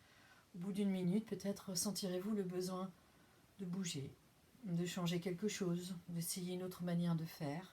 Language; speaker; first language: French; native; French